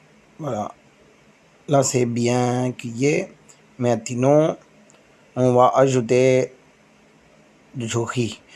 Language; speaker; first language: French; non-native, learner; Tamil